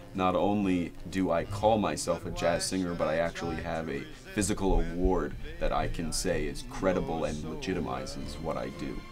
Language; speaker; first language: English; native; English